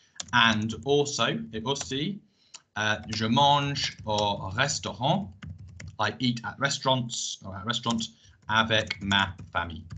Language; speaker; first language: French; non-native, fluent; English